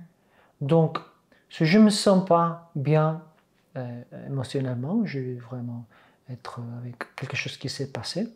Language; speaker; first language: French; non-native, fluent; Catalan